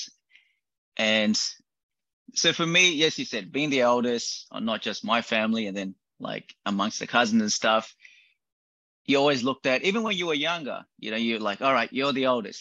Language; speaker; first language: English; native; English